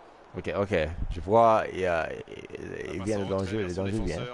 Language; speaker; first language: French; non-native, fluent; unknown